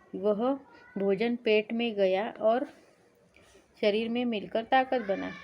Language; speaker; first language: Hindi; non-native, local second language; Marathi